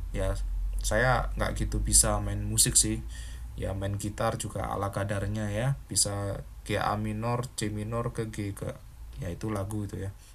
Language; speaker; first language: Indonesian; native; Indonesian